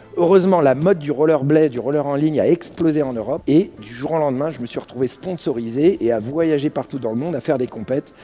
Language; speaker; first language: French; early bilingual, other home language; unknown